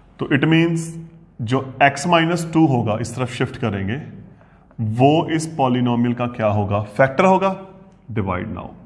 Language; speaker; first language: Hindi; non-native, local second language; Punjabi